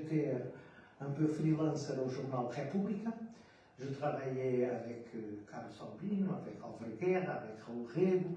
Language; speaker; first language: French; non-native, fluent; Portuguese